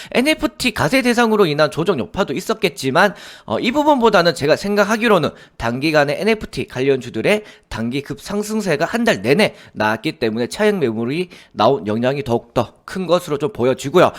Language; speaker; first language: Korean; native; Korean